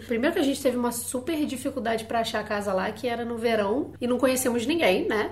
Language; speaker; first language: Portuguese; native; Portuguese